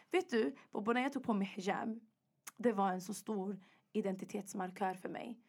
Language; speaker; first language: Swedish; native; Swedish